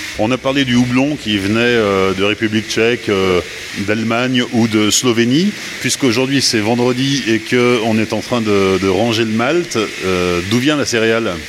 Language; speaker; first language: French; native; French